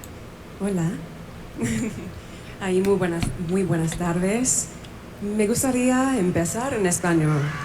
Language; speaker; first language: Spanish; non-native, fluent; English